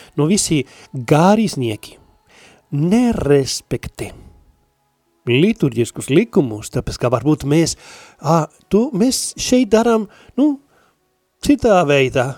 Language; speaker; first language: Latvian; non-native, fluent; Spanish